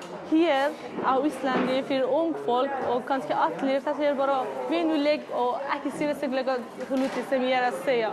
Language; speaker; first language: Icelandic; non-native, learner; Persian